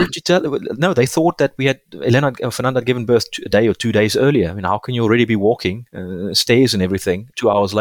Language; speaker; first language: English; non-native, local second language; Afrikaans